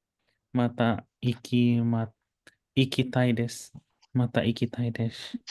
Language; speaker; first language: Japanese; non-native, learner; Indonesian